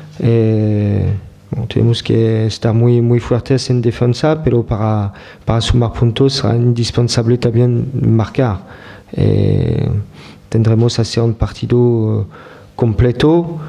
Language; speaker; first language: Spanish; non-native, learner; French